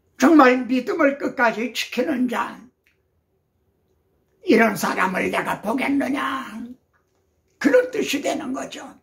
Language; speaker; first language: Korean; native; Korean